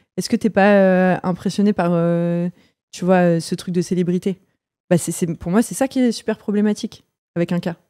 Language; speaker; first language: French; native; French